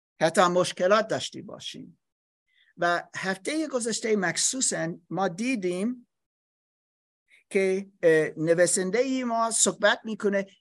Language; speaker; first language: Persian; non-native, learner; English